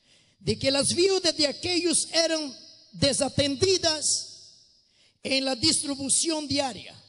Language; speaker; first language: Spanish; non-native, fluent; Portuguese